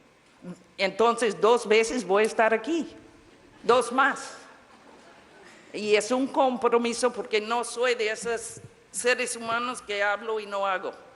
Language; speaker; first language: Spanish; non-native, fluent; English